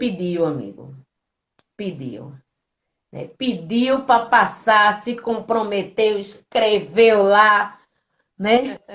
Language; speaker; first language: Portuguese; native; Portuguese